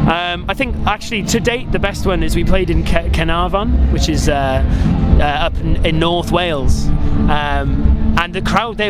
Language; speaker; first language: English; native; English